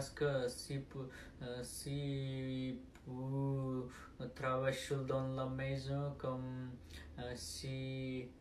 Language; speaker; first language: French; non-native, learner; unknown